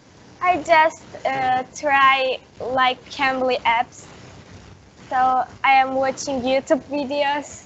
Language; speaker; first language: English; non-native, learner; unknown